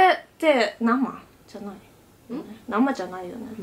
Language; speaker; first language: Japanese; non-native, fluent; Russian